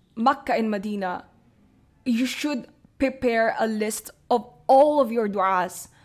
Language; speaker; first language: English; non-native, local second language; Filipino